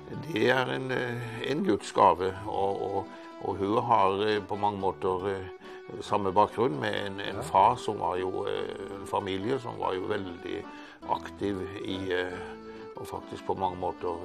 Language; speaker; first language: Norwegian; native; Norwegian